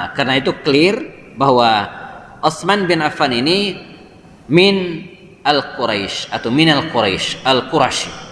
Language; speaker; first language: Indonesian; native; Indonesian